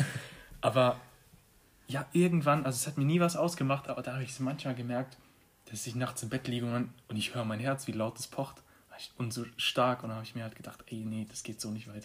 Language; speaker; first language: German; native; German